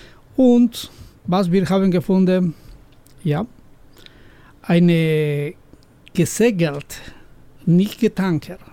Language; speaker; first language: German; non-native, learner; Spanish